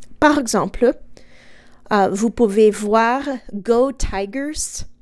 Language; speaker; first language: French; non-native, fluent; English